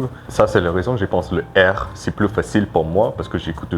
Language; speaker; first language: French; non-native, learner; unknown